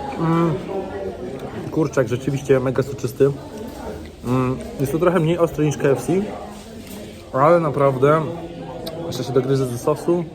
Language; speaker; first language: Polish; native; Polish